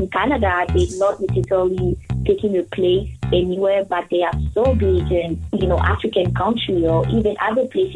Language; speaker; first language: English; non-native, fluent; French